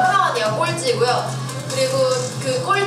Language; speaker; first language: Korean; native; Korean